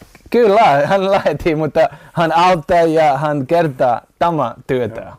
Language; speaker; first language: Finnish; non-native, learner; Portuguese